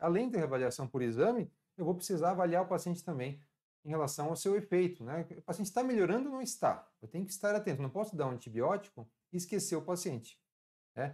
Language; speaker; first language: Portuguese; native; Portuguese